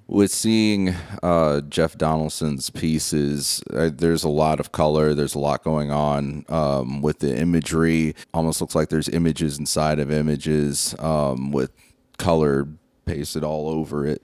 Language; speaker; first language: English; native; English